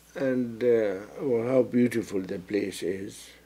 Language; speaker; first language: English; non-native, fluent; Arabic